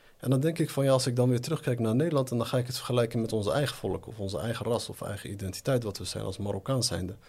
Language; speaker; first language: Dutch; native; Dutch